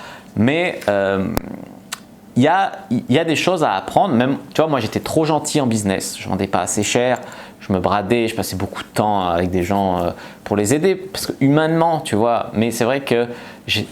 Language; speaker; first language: French; native; French